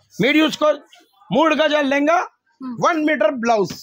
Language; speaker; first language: Hindi; non-native, local second language; Telugu